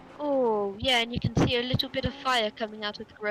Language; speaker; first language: English; native; English